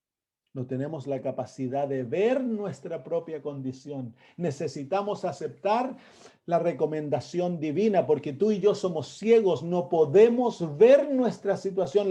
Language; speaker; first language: Spanish; native; Spanish